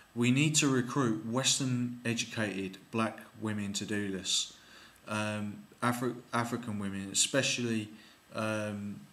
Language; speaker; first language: English; native; English